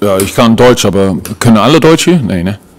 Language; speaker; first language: German; non-native, fluent; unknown